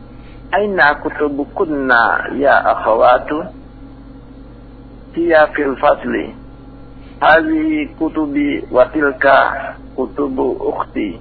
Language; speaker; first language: Arabic; non-native, learner; Indonesian